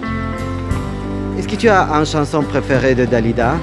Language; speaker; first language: French; non-native, learner; Russian